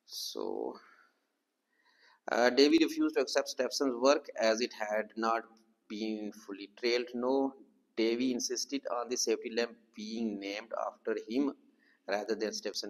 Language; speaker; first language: English; non-native, local second language; Urdu